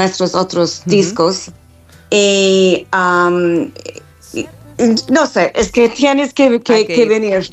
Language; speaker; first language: Spanish; non-native, learner; English